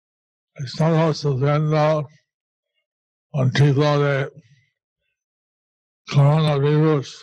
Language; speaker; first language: Spanish; non-native, learner; English